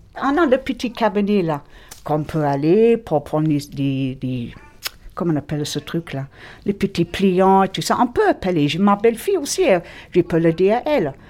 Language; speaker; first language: French; non-native, fluent; English